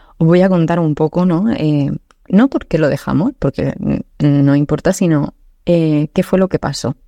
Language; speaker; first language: Spanish; native; Spanish